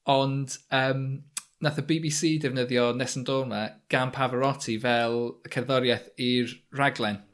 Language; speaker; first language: Welsh; native; Welsh